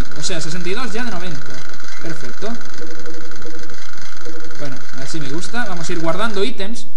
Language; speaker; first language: Spanish; native; Spanish